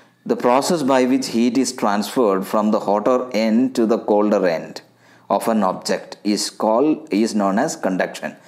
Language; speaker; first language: English; non-native, local second language; Malayalam